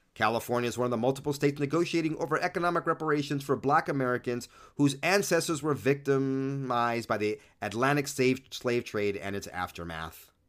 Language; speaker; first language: English; early bilingual, other home language; Spanish